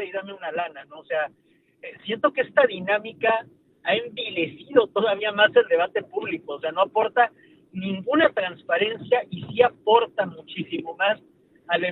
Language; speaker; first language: Spanish; native; Spanish